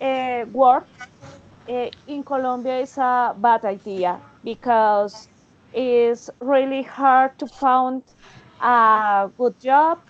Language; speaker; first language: English; non-native, learner; Spanish